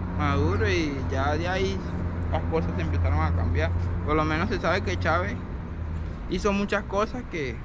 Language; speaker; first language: Spanish; native; Spanish